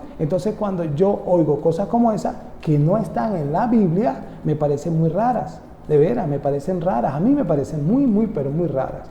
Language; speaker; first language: Spanish; native; Spanish